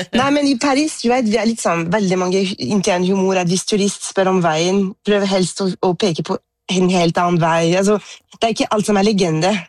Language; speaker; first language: Norwegian; non-native, fluent; French